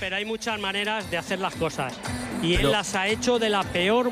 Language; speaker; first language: Spanish; native; Spanish